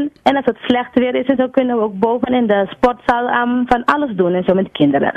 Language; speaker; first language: Dutch; non-native, local second language; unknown